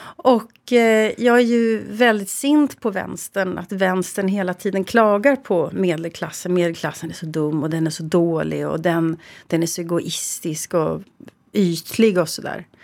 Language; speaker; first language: Swedish; native; Swedish